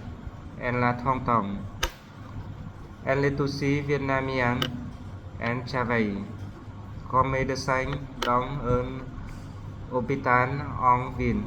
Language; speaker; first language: French; non-native, learner; Vietnamese